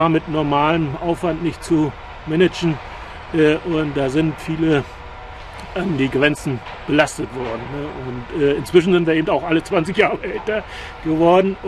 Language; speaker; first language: German; native; German